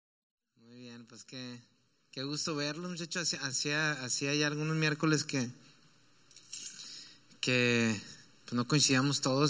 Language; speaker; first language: Spanish; native; Spanish